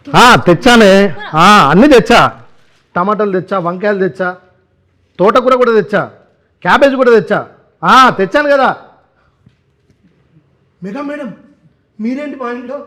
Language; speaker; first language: Telugu; native; Telugu